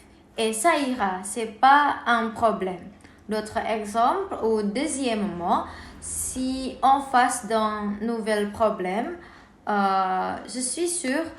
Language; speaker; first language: French; non-native, learner; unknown